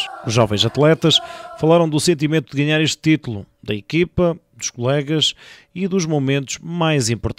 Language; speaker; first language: Portuguese; native; Portuguese